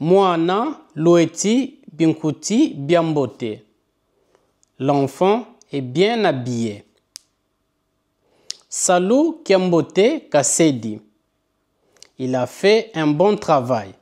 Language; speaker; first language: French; non-native, local second language; Kongo